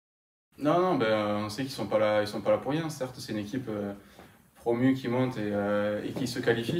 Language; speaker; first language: French; native; French